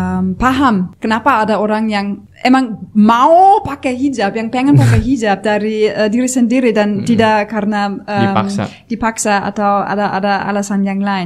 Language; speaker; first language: Indonesian; non-native, fluent; German